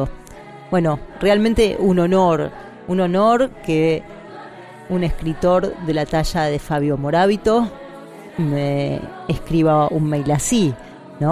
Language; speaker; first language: Spanish; native; Spanish